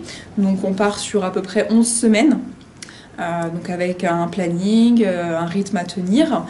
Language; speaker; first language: French; native; French